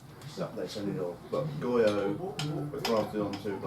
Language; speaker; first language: English; native; English